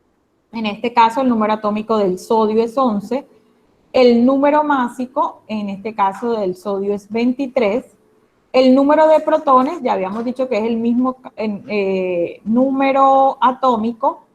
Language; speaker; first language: Spanish; native; Spanish